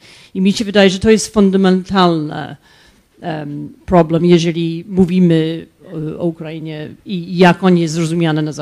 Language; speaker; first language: Polish; non-native, fluent; English